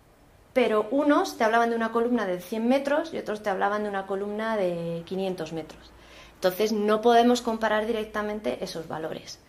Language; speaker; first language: Spanish; native; Spanish